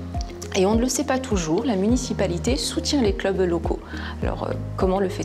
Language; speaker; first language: French; native; French